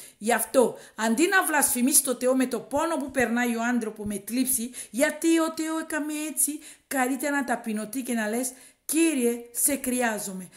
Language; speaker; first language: Greek; non-native, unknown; Swahili